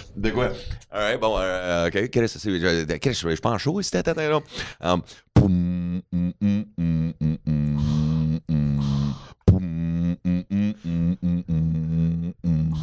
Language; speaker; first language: French; native; French